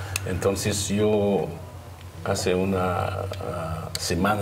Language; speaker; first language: Spanish; non-native, learner; English